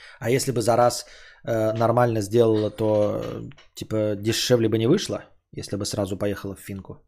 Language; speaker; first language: Russian; native; Russian